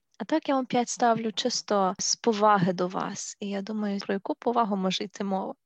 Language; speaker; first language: Ukrainian; native; Ukrainian